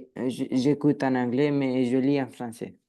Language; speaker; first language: French; non-native, learner; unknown